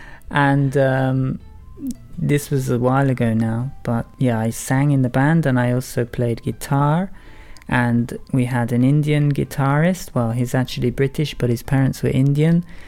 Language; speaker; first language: English; native; English